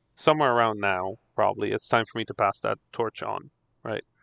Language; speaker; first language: English; non-native, fluent; Dutch